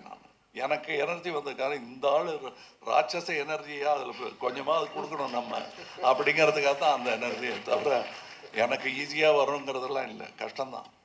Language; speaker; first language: Tamil; native; Tamil